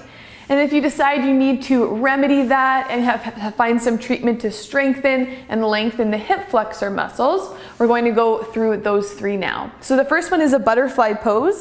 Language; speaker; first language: English; native; English